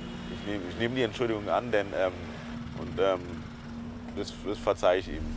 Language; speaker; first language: German; early bilingual, other home language; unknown